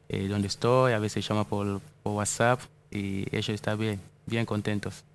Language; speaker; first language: Spanish; non-native, fluent; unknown